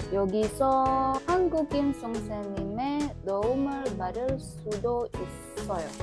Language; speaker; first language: Korean; non-native, learner; Indonesian